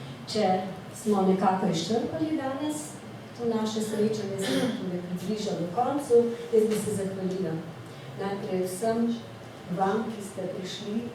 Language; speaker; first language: Slovenian; native; Slovenian